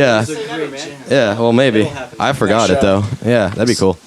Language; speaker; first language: English; native; English